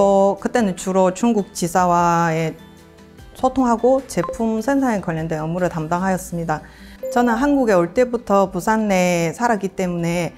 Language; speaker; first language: Korean; non-native, fluent; Chinese